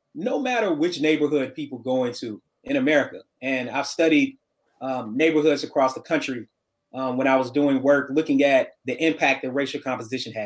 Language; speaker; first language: English; native; English